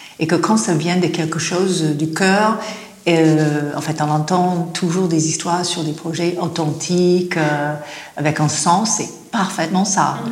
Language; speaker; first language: French; non-native, fluent; English